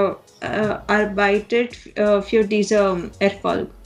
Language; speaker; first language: German; non-native, learner; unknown